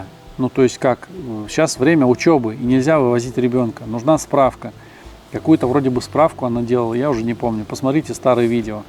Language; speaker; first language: Russian; native; Russian